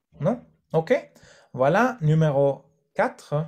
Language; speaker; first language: French; non-native, fluent; Spanish